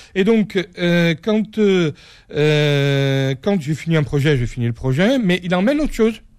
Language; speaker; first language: French; native; French